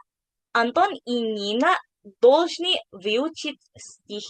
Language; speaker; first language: Russian; non-native, learner; Indonesian